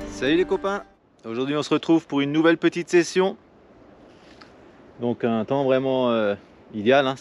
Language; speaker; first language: French; native; French